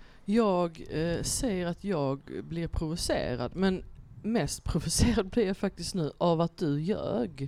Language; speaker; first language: Swedish; native; Swedish